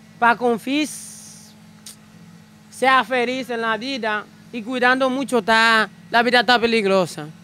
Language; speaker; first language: Spanish; non-native, learner; Haitian Creole